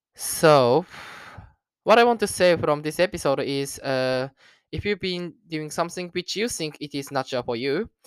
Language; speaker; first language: English; non-native, learner; Japanese